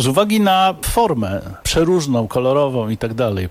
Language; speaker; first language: Polish; native; Polish